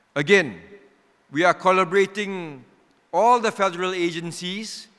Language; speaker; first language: English; non-native, local second language; Malay